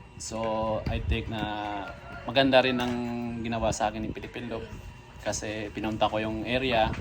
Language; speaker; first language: Filipino; non-native, local second language; Maranao